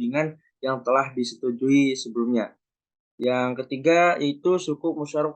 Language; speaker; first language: Indonesian; native; Indonesian